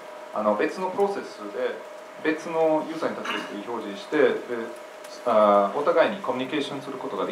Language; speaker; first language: Japanese; non-native, fluent; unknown